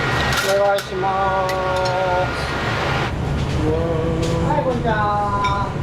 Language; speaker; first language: Japanese; native; Japanese